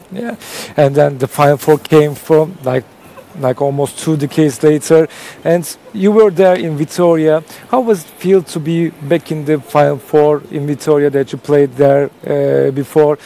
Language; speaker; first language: English; non-native, fluent; Turkish